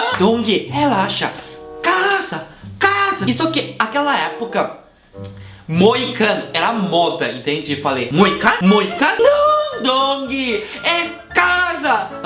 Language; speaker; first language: Portuguese; non-native, fluent; Korean